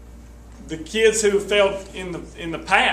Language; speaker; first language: English; native; English